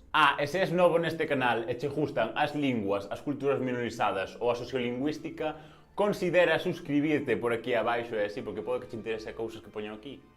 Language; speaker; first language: Galician; native; Galician